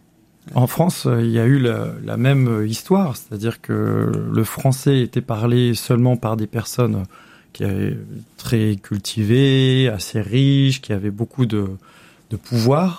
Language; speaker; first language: French; native; French